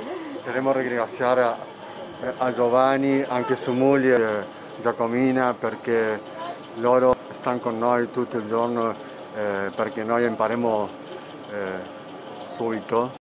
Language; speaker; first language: Italian; non-native, learner; Spanish